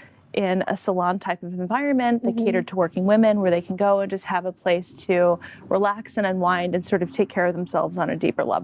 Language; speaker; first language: English; native; English